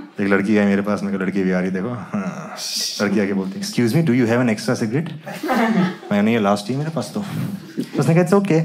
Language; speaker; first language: Hindi; native; Hindi